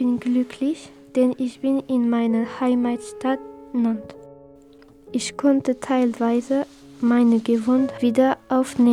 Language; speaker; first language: German; non-native, learner; French